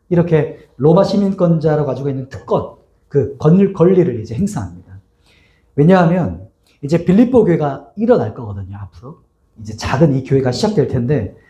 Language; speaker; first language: Korean; native; Korean